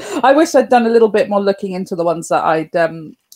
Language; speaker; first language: English; native; English